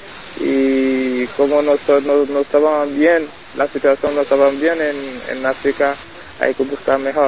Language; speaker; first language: Spanish; non-native, learner; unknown